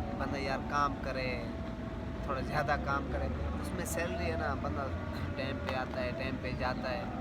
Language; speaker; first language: Urdu; non-native, local second language; Saraiki